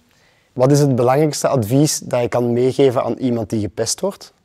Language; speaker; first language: Dutch; native; Dutch